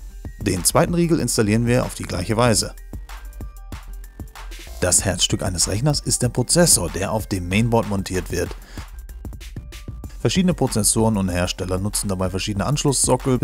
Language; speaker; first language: German; native; German